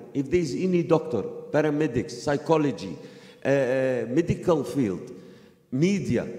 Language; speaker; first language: English; non-native, fluent; Arabic